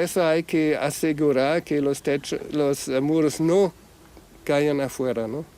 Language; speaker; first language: Spanish; non-native, fluent; German